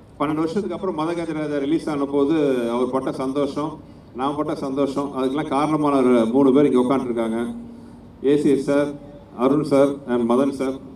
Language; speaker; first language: Tamil; native; Tamil